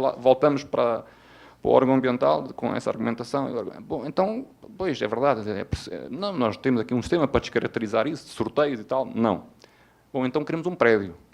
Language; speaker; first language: Portuguese; native; Portuguese